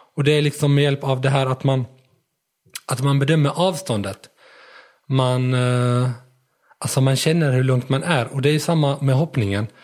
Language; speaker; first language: Swedish; non-native, fluent; Arabic